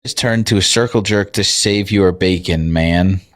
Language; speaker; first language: English; native; English